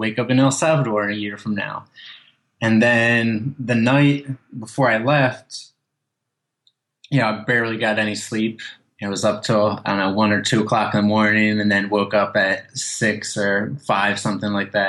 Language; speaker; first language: English; native; English